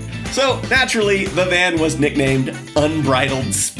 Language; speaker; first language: English; native; English